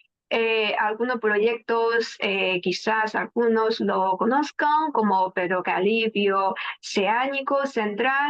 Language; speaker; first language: Spanish; non-native, fluent; Chinese